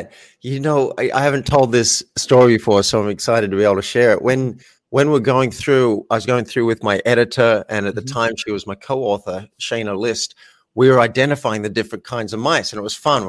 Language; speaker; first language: English; native; English